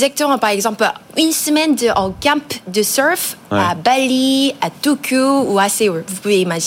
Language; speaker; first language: French; non-native, learner; Korean